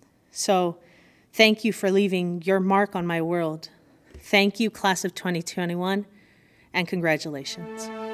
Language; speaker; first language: English; early bilingual, other home language; Spanish